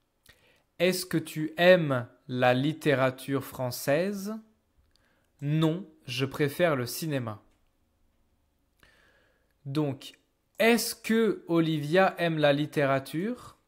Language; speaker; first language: French; non-native, fluent; English